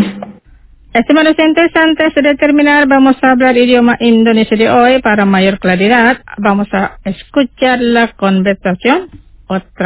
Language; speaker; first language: Spanish; non-native, fluent; Indonesian